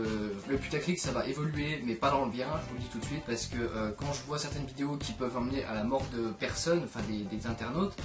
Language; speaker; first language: French; native; French